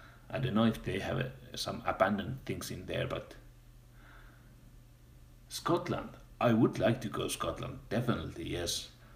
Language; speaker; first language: English; non-native, fluent; Finnish